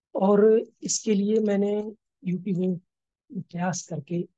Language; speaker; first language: Hindi; native; Hindi